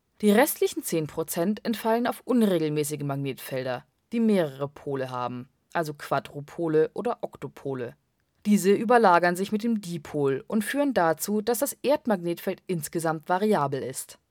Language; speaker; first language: German; native; German